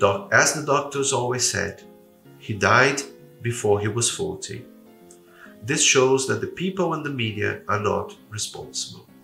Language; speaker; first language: English; non-native, fluent; Portuguese